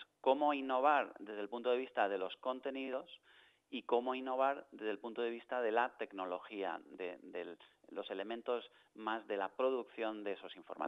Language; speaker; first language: Spanish; native; Spanish